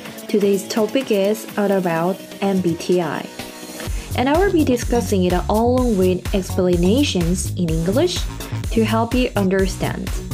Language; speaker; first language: English; non-native, fluent; Korean